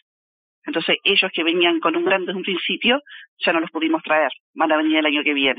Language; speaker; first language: Spanish; native; Spanish